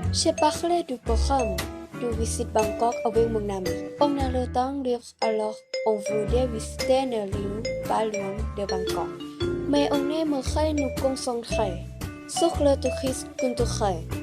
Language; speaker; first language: French; non-native, learner; Thai